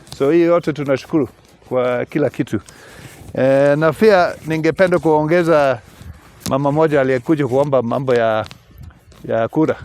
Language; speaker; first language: Swahili; non-native, local second language; English